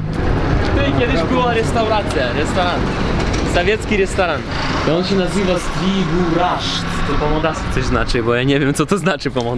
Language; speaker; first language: Polish; non-native, learner; Russian